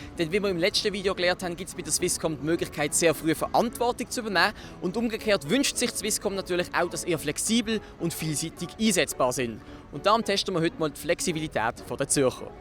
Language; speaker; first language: German; native; German